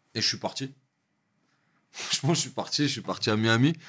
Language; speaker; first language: French; native; French